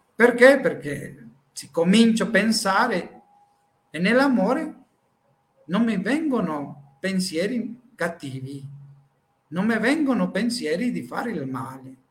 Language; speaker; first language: Italian; non-native, fluent; Spanish